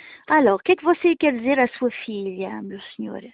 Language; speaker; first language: Portuguese; early bilingual, heritage; Portuguese